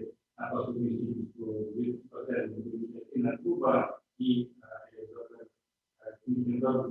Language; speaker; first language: Russian; native; Russian